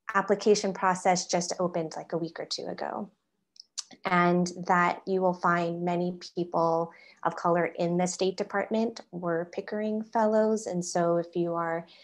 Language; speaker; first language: English; native; English